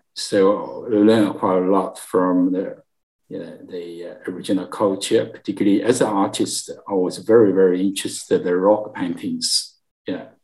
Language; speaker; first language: English; non-native, learner; Chinese